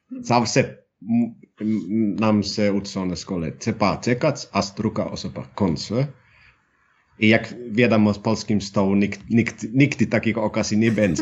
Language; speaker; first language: Polish; non-native, learner; Finnish